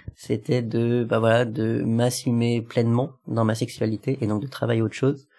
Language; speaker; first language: French; native; French